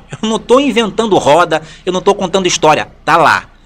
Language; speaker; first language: Portuguese; native; Portuguese